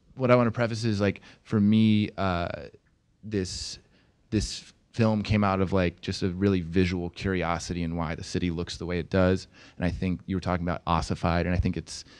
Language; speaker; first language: English; native; English